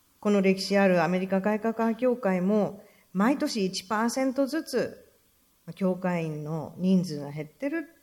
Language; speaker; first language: Japanese; native; Japanese